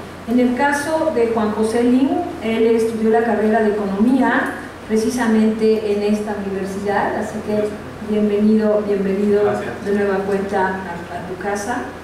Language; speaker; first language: Spanish; native; Spanish